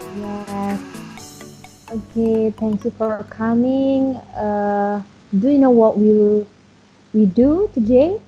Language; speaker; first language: English; non-native, learner; Indonesian